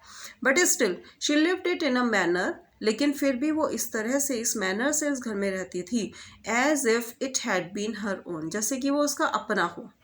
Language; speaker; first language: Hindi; native; Hindi